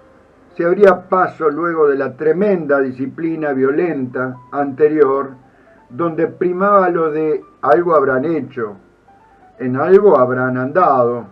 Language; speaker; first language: Spanish; native; Spanish